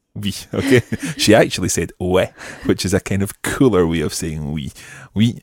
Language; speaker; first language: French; non-native, fluent; English